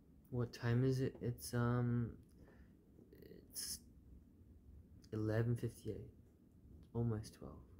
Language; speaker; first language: English; early bilingual, other home language; Korean